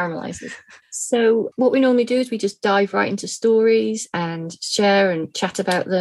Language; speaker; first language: English; native; English